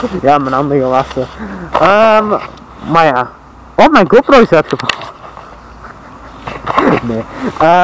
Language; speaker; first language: Dutch; native; Dutch